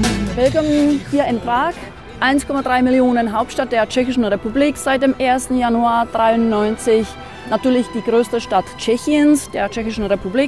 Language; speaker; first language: German; non-native, fluent; Czech